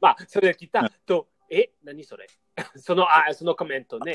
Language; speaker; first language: Japanese; non-native, learner; English